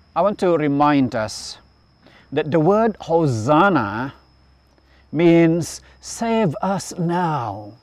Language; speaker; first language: English; non-native, local second language; Iban